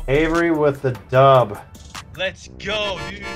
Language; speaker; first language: English; native; English